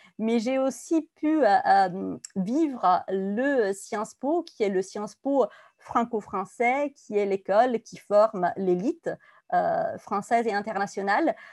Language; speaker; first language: French; non-native, fluent; Italian